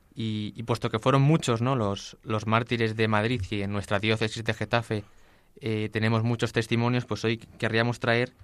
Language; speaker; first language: Spanish; native; Spanish